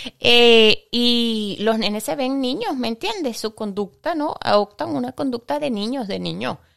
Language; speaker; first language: Spanish; native; Spanish